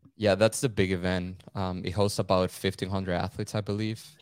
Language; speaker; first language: English; non-native, fluent; Spanish